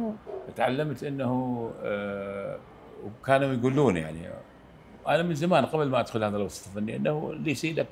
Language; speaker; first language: Arabic; native; Arabic